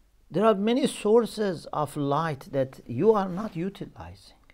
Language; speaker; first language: English; non-native, fluent; Persian